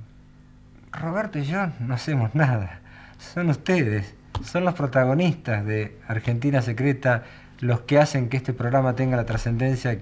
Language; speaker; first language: Spanish; native; Spanish